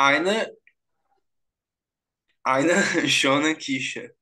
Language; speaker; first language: German; non-native, learner; Portuguese